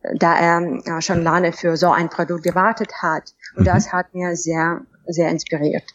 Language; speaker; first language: German; non-native, fluent; Russian